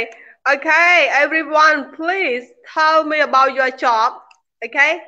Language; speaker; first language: English; non-native, learner; Khmer